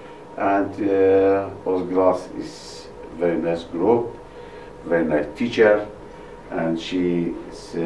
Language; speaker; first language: English; non-native, learner; Arabic